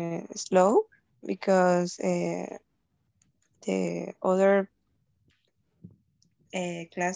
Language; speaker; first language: English; non-native, learner; Spanish